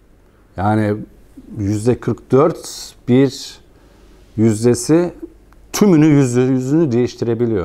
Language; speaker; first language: Turkish; non-native, fluent; German